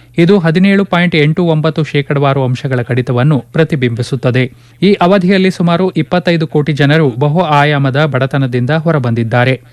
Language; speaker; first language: Kannada; native; Kannada